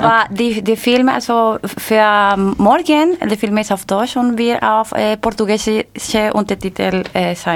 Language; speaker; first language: German; non-native, learner; Spanish